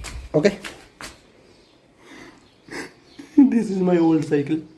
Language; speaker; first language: English; non-native, learner; Hindi